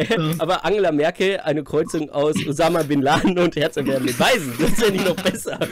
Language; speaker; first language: German; native; German